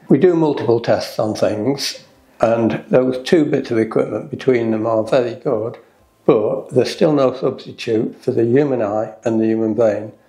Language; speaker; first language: English; native; English